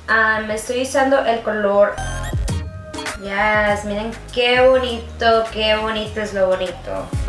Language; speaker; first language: Spanish; early bilingual, heritage; Spanish